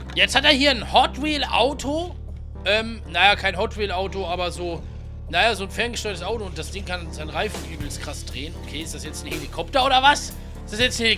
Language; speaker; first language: German; native; German